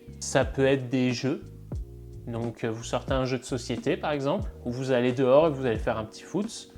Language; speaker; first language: French; native; French